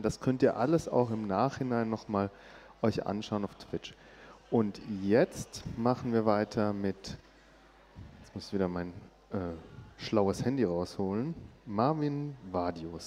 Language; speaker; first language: German; native; German